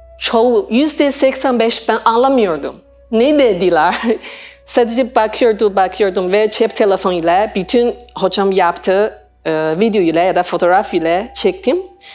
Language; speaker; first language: Turkish; non-native, learner; Chinese